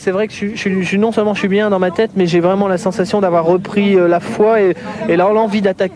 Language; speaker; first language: French; native; French